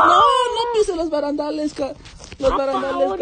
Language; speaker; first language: Spanish; native; Spanish